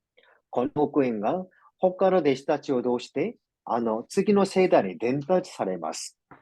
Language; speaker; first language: Japanese; non-native, fluent; Korean